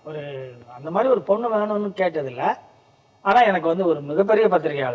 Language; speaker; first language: Tamil; native; Tamil